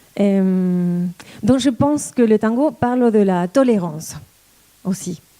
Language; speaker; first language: French; non-native, fluent; Spanish